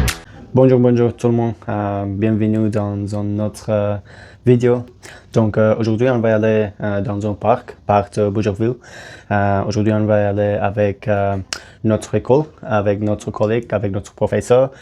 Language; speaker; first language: French; non-native, learner; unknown